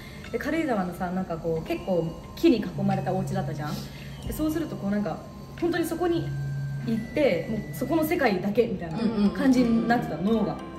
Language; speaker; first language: Japanese; native; Japanese